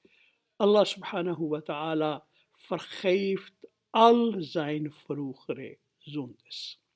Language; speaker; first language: Dutch; non-native, fluent; Urdu